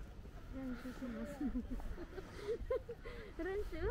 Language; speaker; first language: Japanese; non-native, learner; Indonesian